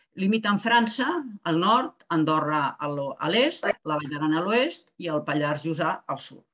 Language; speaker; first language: Catalan; non-native, local second language; Spanish